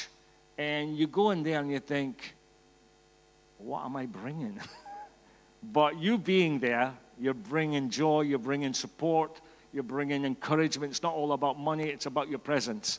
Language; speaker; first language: English; native; English